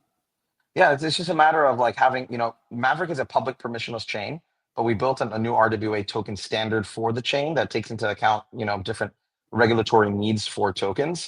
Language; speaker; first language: English; native; English